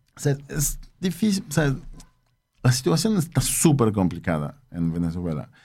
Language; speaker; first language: Spanish; non-native, fluent; Polish